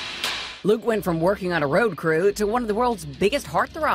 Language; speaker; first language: English; native; English